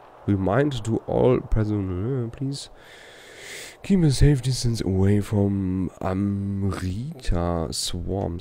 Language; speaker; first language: English; non-native, learner; German